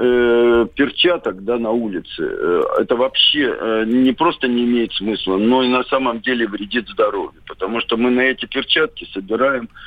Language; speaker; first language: Russian; native; Russian